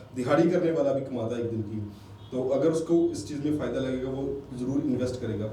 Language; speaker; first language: Hindi; non-native, local second language; Punjabi